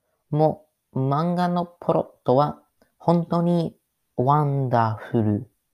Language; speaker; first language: Japanese; non-native, learner; English